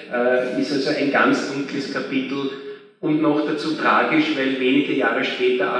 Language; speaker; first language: German; native; German